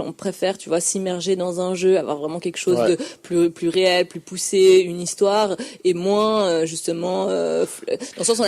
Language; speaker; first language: French; native; French